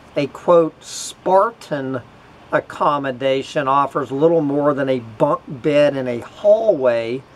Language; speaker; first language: English; native; English